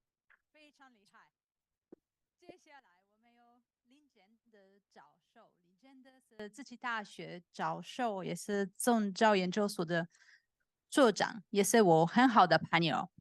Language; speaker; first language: Chinese; non-native, fluent; Italian